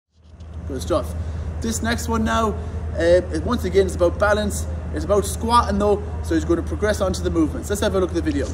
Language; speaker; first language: English; native; English